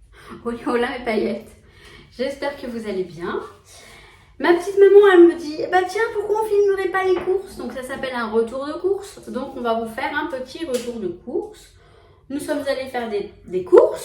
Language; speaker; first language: French; native; French